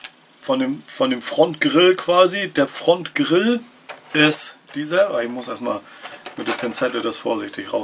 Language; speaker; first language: German; native; German